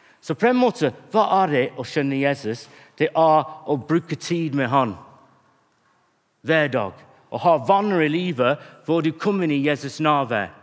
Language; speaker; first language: Norwegian; non-native, fluent; English